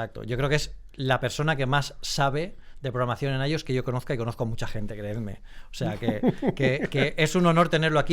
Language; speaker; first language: Spanish; native; Spanish